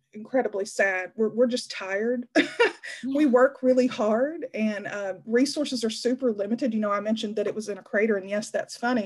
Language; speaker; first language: English; native; English